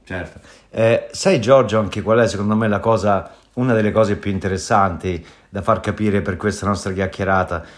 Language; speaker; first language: Italian; native; Italian